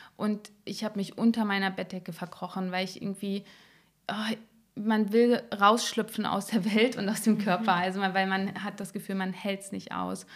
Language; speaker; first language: German; native; German